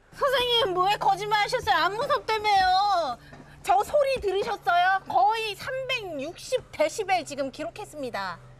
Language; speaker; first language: Korean; native; Korean